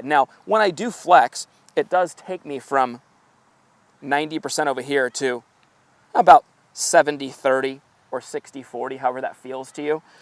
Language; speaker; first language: English; native; English